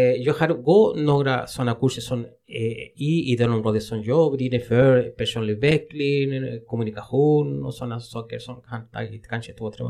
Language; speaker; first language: Swedish; non-native, fluent; Spanish